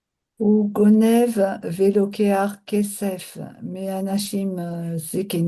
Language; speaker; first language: Hebrew; non-native, learner; French